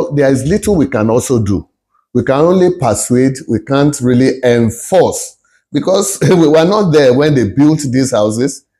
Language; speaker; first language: English; non-native, local second language; Yoruba